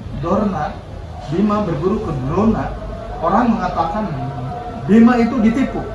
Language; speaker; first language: Indonesian; non-native, local second language; Sundanese